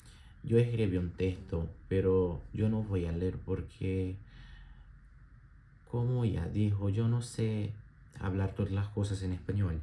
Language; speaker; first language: Spanish; non-native, learner; Portuguese